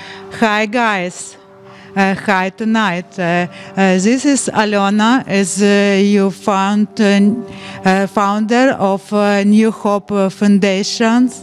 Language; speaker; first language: English; non-native, learner; Ukrainian